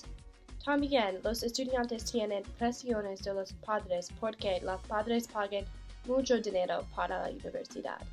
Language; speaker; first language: Spanish; non-native, learner; English